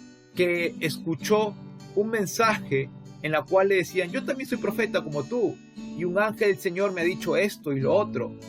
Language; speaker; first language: Spanish; native; Spanish